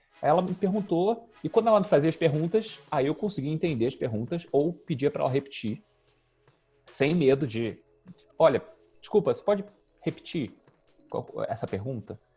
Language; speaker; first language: Portuguese; native; Portuguese